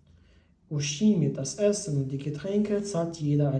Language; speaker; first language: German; non-native, fluent; Albanian